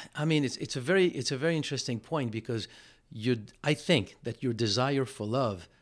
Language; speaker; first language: English; non-native, fluent; French